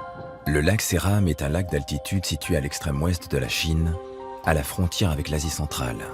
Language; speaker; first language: French; native; French